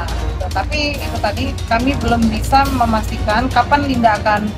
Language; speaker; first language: Indonesian; native; Indonesian